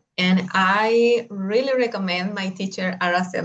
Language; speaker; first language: English; non-native, learner; Spanish